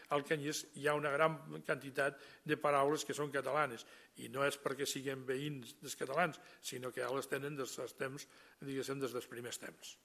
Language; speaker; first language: Catalan; native; Catalan